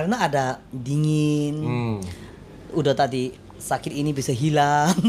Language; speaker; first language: Indonesian; non-native, learner; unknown